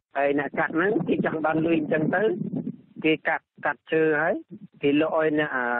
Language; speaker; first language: Khmer; native; Khmer